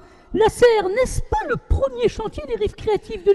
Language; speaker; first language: French; native; French